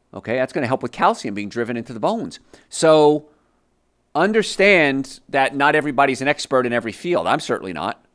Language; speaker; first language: English; early bilingual, other home language; Italian